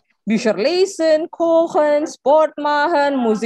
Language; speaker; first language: German; non-native, learner; Indonesian